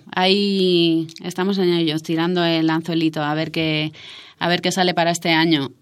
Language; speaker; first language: Spanish; native; Spanish